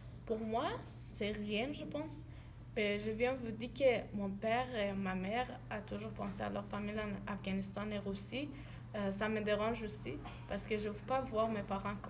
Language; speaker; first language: French; non-native, learner; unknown